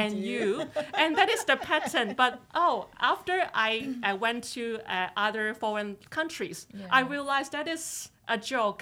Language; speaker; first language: English; non-native, local second language; Cantonese